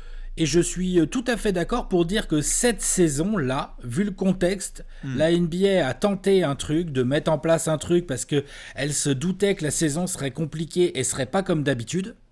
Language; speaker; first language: French; native; French